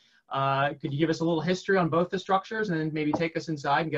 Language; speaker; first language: English; native; English